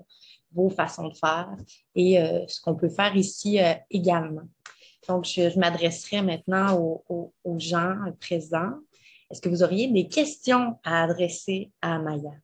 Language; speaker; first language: French; native; French